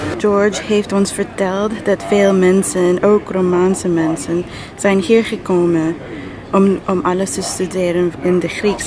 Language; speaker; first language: Dutch; non-native, learner; English